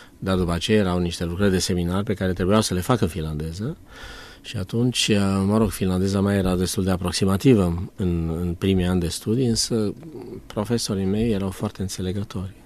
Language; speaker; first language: Romanian; native; Romanian